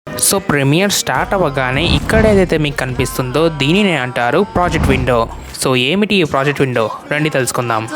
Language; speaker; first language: Telugu; non-native, local second language; Urdu